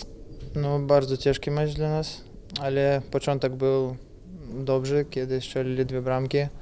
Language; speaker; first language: Polish; non-native, learner; Russian